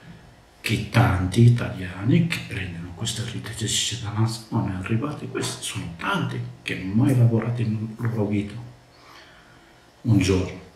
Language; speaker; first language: Italian; non-native, learner; Arabic